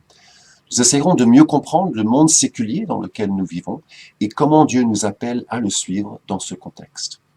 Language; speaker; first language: French; native; French